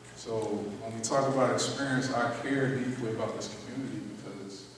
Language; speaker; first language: English; native; English